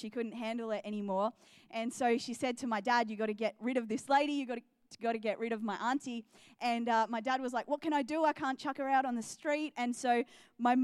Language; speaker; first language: English; native; English